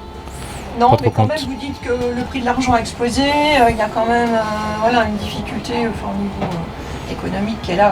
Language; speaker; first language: French; native; French